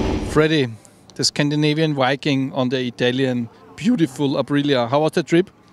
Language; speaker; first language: English; non-native, fluent; German